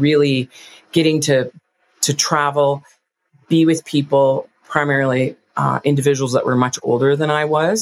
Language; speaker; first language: English; native; English